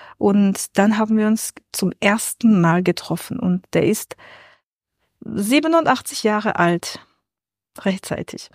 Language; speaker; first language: German; non-native, fluent; Armenian